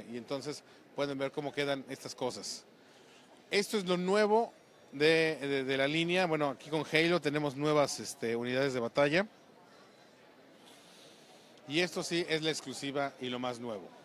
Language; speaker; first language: Spanish; native; Spanish